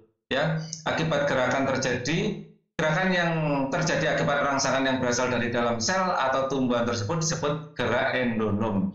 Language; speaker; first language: Indonesian; native; Indonesian